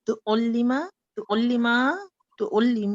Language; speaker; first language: Arabic; non-native, learner; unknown